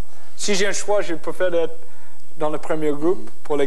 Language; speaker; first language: French; non-native, fluent; English